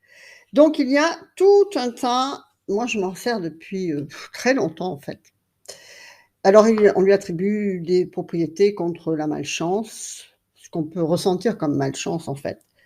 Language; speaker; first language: French; native; French